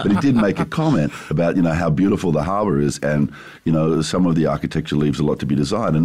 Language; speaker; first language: English; native; English